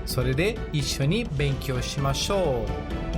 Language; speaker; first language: Japanese; non-native, fluent; Portuguese